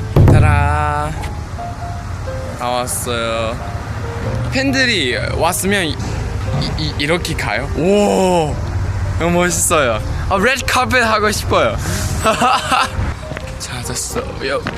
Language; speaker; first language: Korean; non-native, learner; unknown